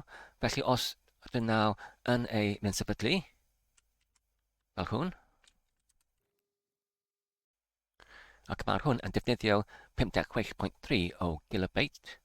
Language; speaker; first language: Welsh; non-native, learner; Polish